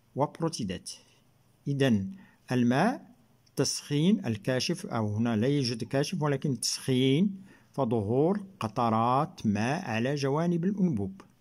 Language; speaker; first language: Arabic; native; Arabic